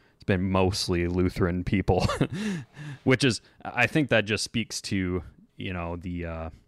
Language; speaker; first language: English; native; English